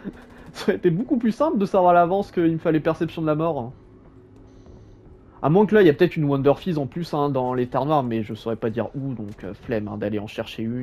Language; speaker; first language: French; native; French